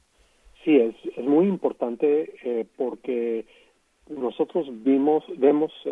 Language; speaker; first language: Spanish; non-native, fluent; English